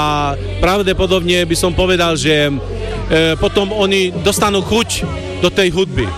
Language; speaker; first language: Slovak; non-native, local second language; Romany